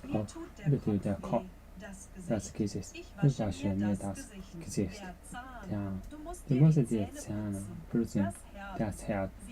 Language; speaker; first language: German; non-native, learner; Japanese